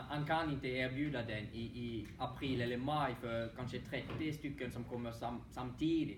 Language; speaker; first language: Swedish; non-native, fluent; French